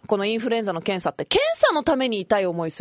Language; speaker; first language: Japanese; native; Japanese